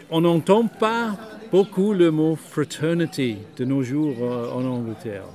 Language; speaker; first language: French; non-native, fluent; English